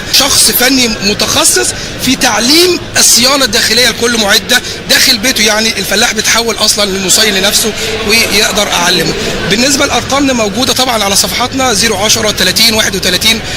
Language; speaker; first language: Arabic; native; Arabic